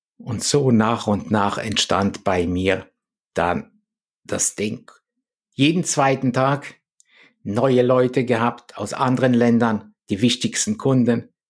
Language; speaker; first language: German; early bilingual, other home language; Polish